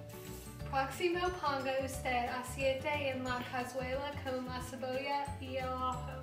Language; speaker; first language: Spanish; non-native, learner; English